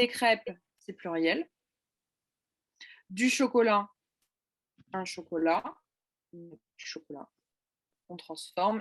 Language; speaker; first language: French; native; French